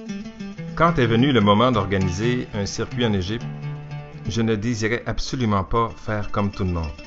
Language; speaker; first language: French; native; French